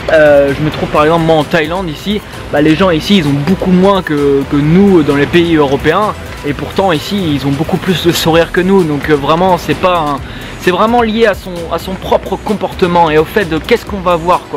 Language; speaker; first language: French; native; French